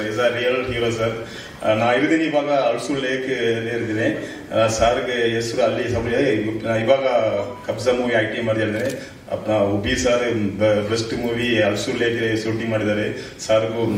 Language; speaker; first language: Kannada; non-native, learner; Tamil